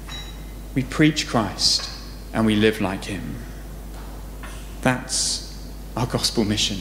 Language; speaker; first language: English; native; English